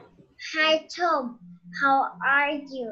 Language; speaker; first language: English; non-native, learner; Vietnamese